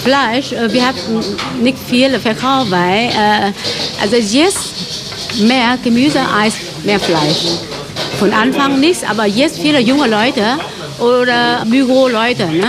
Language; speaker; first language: German; non-native, local second language; Vietnamese